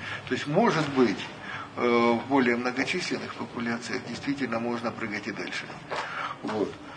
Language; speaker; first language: Russian; native; Russian